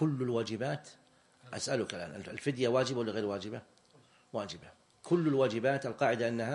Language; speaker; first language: Arabic; native; Arabic